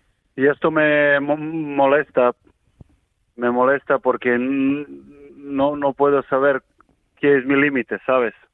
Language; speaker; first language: Spanish; non-native, learner; Serbian